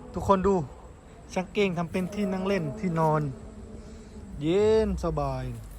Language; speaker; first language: Thai; native; Thai